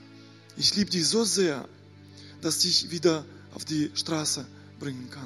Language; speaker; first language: German; non-native, fluent; Russian